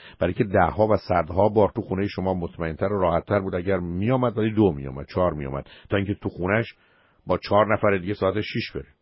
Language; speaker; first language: Persian; native; Persian